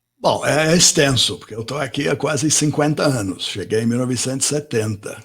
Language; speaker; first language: Portuguese; non-native, fluent; English